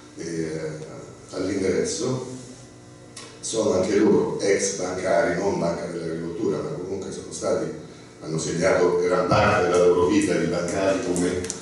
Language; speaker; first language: Italian; native; Italian